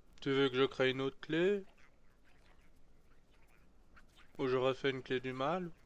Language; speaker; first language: French; native; French